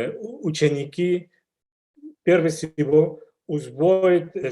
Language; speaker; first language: Russian; non-native, learner; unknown